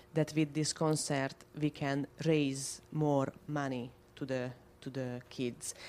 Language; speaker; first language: English; non-native, fluent; Hungarian